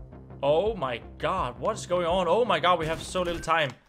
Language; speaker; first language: English; native; English